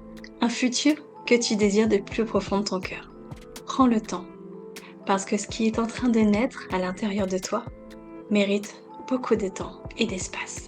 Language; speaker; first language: French; native; French